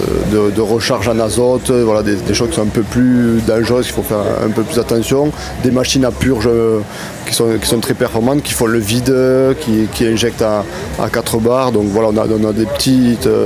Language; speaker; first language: French; native; French